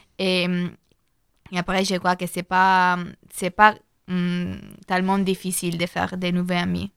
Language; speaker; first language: French; non-native, learner; Italian